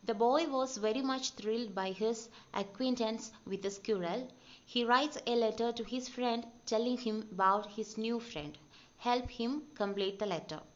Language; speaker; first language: English; non-native, local second language; Malayalam